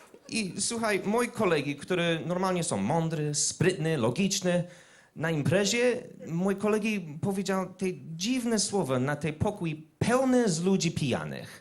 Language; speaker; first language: Polish; non-native, learner; English